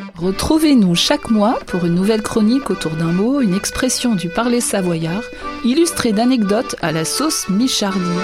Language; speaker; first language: French; native; French